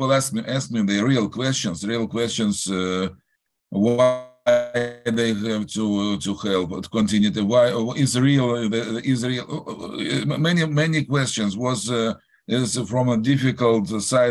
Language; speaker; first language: English; non-native, learner; Russian